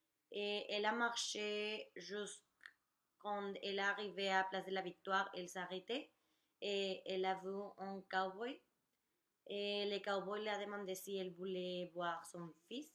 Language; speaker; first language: French; non-native, learner; Spanish